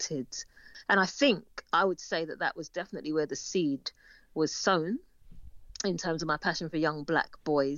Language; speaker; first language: English; native; English